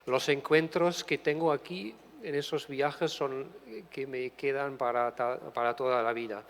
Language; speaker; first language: Spanish; non-native, fluent; German